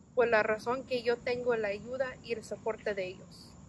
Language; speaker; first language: Spanish; non-native, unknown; English